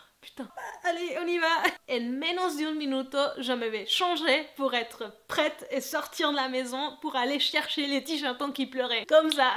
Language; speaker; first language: French; non-native, fluent; Spanish